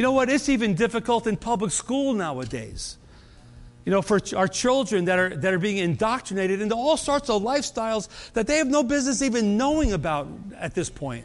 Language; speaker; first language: English; native; English